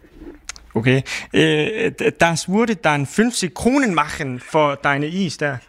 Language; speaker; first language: German; non-native, learner; Danish